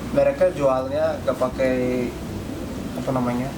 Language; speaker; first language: Indonesian; non-native, fluent; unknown